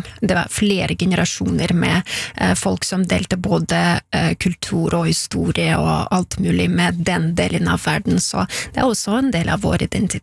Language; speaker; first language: Norwegian; non-native, fluent; Belarusian